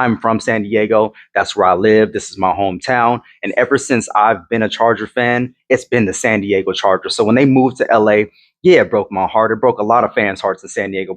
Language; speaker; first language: English; native; English